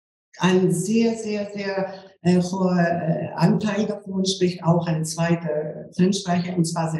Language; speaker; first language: German; non-native, fluent; Greek